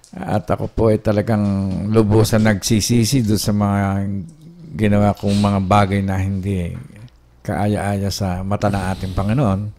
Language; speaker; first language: Filipino; native; Filipino